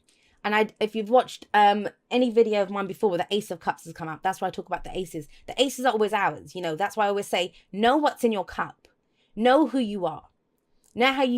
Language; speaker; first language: English; native; English